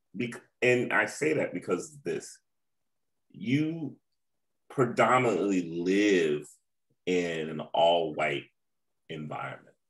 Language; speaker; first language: English; native; English